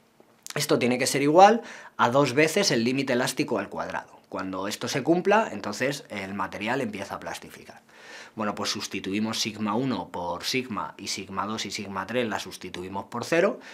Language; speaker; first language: Spanish; native; Spanish